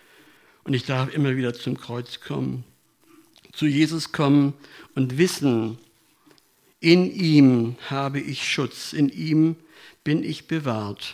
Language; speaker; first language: German; native; German